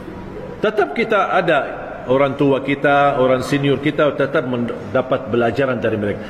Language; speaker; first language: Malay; non-native, fluent; Arabic